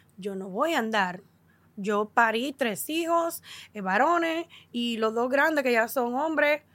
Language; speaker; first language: Spanish; early bilingual, heritage; Spanish